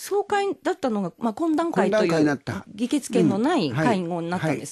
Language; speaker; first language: Japanese; native; Japanese